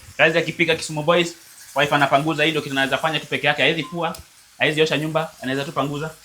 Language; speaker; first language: Swahili; non-native, local second language; Luo (Kenya and Tanzania)